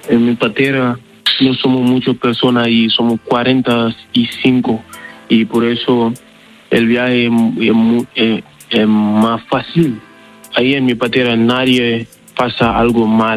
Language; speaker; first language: Spanish; non-native, learner; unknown